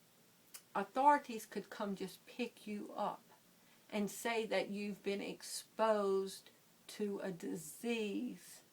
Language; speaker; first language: English; native; English